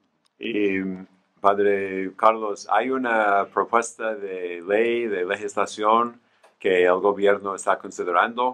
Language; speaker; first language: Spanish; non-native, fluent; English